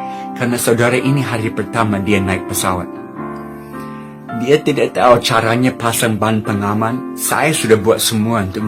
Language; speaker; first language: Indonesian; non-native, fluent; English